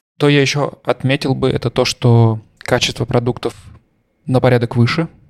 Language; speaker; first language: Russian; native; Russian